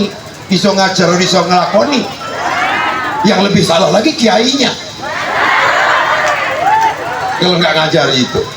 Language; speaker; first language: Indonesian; non-native, local second language; Javanese